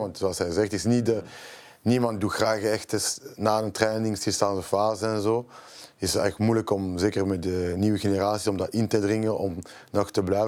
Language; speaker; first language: Dutch; non-native, local second language; French